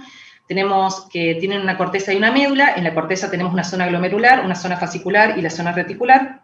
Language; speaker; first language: Spanish; native; Spanish